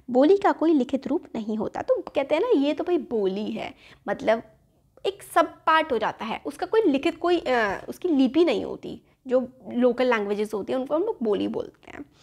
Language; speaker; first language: Hindi; native; Hindi